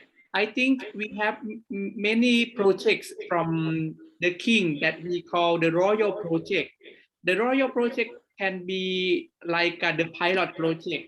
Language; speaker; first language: English; non-native, fluent; Thai